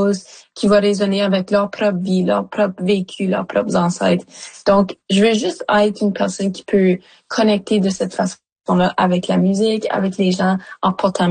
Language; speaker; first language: French; native; French